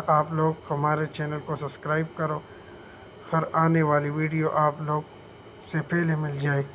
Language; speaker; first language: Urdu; non-native, local second language; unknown